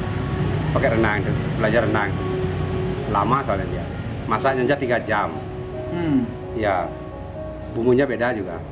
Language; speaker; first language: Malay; non-native, local second language; Balinese